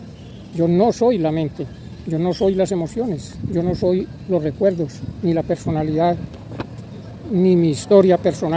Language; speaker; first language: Spanish; native; Spanish